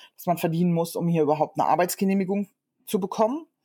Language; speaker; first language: German; native; German